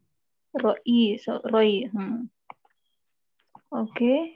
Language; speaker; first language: English; non-native, learner; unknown